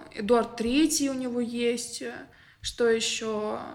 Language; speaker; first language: Russian; native; Russian